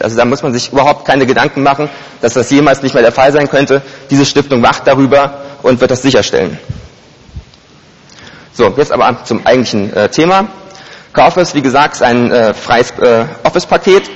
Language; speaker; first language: German; native; German